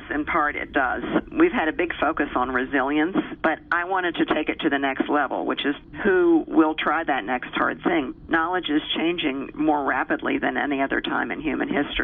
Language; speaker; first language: English; native; English